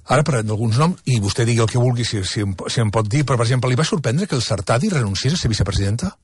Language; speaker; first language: Catalan; native; Catalan